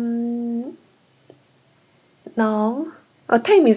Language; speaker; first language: English; non-native, learner; Korean